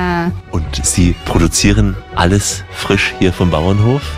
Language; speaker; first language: German; native; German